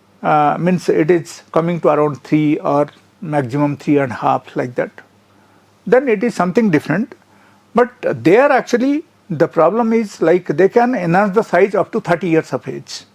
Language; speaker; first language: English; non-native, local second language; Telugu